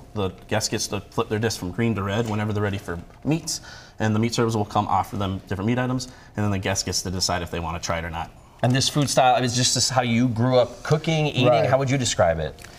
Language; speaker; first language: English; native; English